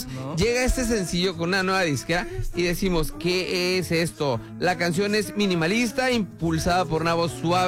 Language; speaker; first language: Spanish; native; Spanish